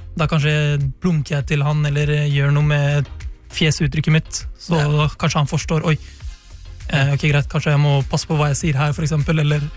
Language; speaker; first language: Norwegian; early bilingual, other home language; Kurdish